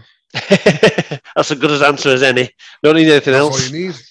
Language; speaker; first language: English; native; English